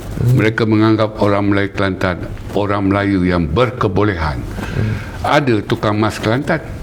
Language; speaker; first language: Malay; non-native, local second language; Min Nan Chinese